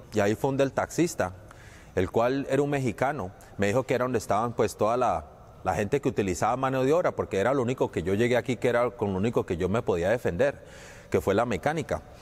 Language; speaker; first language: Spanish; native; Spanish